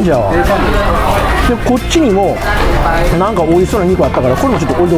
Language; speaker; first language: Japanese; native; Japanese